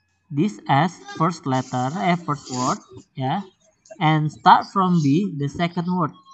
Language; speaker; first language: English; non-native, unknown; Indonesian